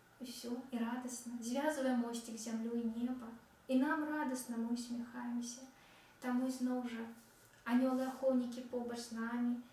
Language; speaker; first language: Belarusian; non-native, local second language; Russian